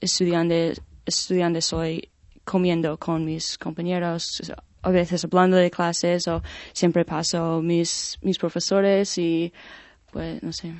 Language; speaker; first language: Spanish; non-native, fluent; English